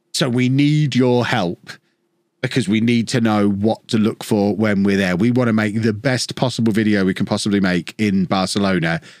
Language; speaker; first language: English; native; English